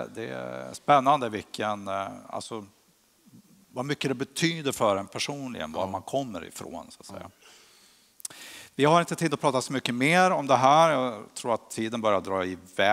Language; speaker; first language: Swedish; native; Swedish